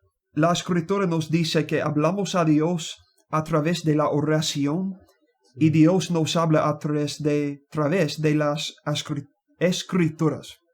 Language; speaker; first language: Spanish; non-native, learner; English